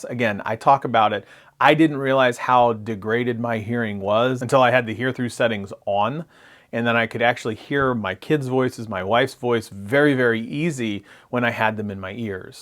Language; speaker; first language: English; native; English